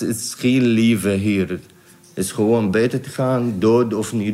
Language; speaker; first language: Dutch; non-native, learner; Arabic